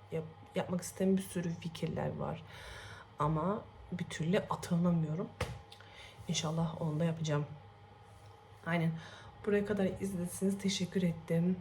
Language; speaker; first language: Turkish; early bilingual, heritage; Turkish